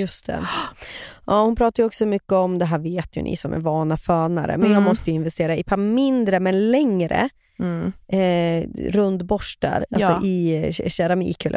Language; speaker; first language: Swedish; native; Swedish